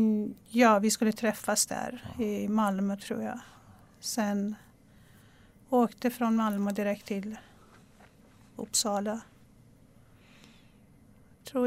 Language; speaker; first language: Swedish; non-native, local second language; Persian